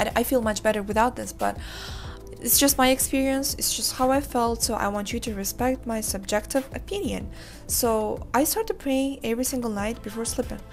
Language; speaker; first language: English; non-native, fluent; Uzbek